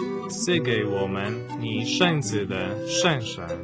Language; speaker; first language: Chinese; non-native, fluent; Polish